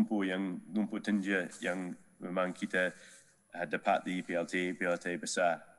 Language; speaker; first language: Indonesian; non-native, fluent; English